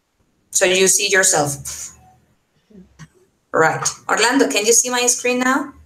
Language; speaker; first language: English; non-native, fluent; Spanish